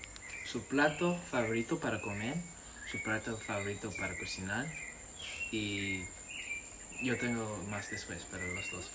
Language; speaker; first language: Spanish; non-native, learner; English